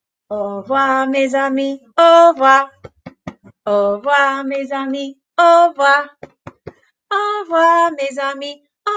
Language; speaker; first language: French; non-native, fluent; English